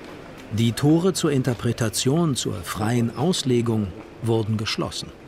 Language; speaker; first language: German; native; German